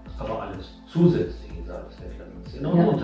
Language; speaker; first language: German; native; German